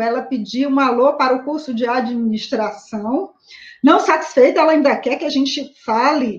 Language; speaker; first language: Portuguese; native; Portuguese